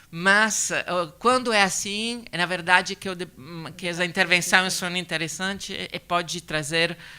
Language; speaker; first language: Portuguese; non-native, learner; Italian